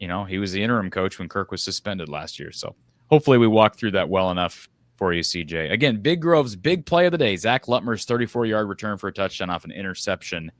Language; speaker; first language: English; native; English